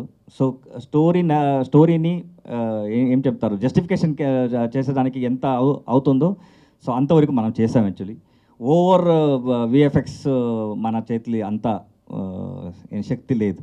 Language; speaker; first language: Telugu; non-native, local second language; Kannada